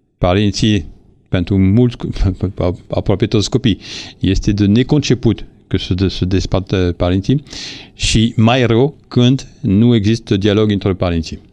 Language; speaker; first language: Romanian; non-native, fluent; French